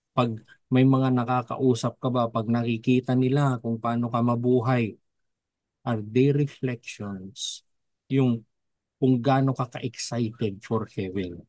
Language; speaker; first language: Filipino; non-native, local second language; Iloko